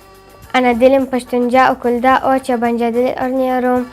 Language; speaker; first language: Turkish; non-native, learner; Pashto